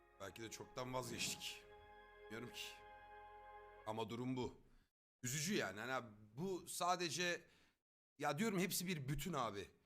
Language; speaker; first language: Turkish; native; Turkish